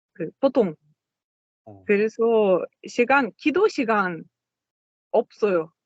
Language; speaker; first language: Korean; non-native, learner; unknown